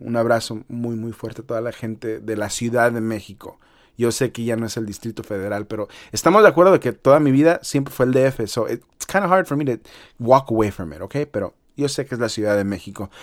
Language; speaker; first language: Spanish; native; Spanish